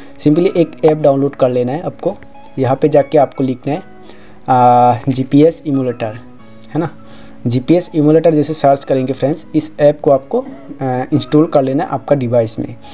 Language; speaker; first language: Hindi; non-native, local second language; Assamese